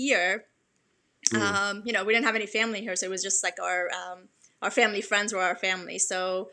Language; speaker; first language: English; early bilingual, other home language; Persian